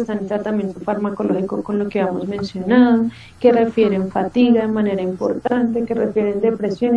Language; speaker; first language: Spanish; native; Spanish